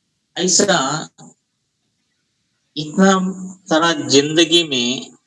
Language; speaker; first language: Hindi; non-native, local second language; Telugu